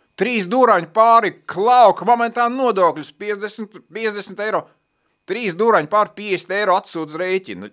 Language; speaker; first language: Latvian; native; Latvian